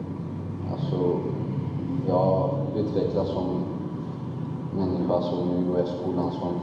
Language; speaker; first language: Swedish; non-native, learner; Arabic